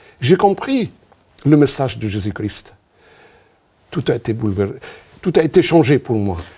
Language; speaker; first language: French; non-native, local second language; Arabic